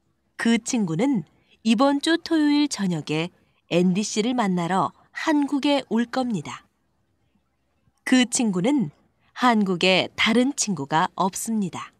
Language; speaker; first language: Korean; non-native, learner; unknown